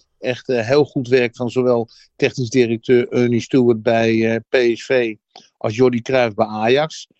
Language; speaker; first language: Dutch; native; Dutch